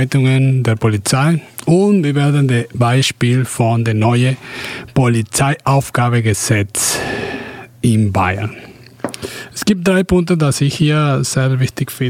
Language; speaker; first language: German; non-native, fluent; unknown